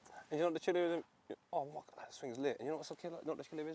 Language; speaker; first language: English; native; English